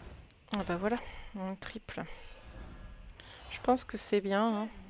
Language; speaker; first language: French; native; French